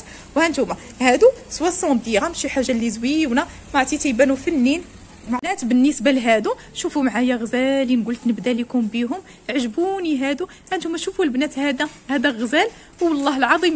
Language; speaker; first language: Arabic; native; Arabic